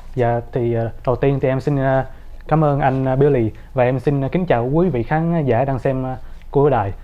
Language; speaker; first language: Vietnamese; native; Vietnamese